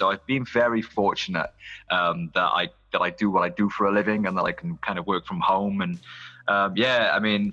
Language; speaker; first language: English; native; English